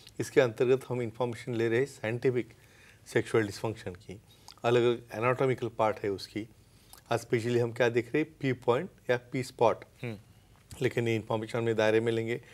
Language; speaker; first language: Hindi; non-native, local second language; Marathi